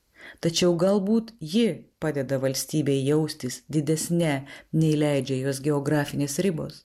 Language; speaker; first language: Lithuanian; native; Lithuanian